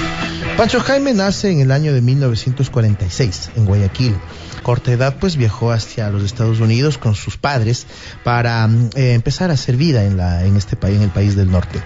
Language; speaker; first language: Spanish; native; Spanish